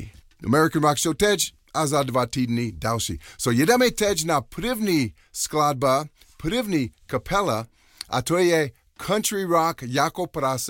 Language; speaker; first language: Czech; non-native, learner; English